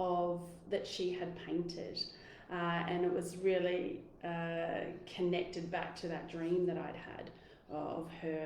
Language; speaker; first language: English; native; English